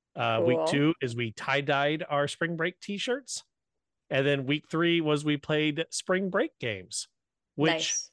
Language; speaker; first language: English; native; English